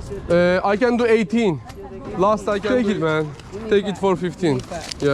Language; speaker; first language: English; non-native, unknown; Turkish